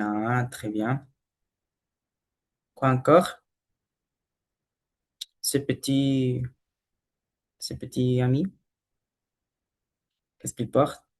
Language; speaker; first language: French; non-native, learner; Spanish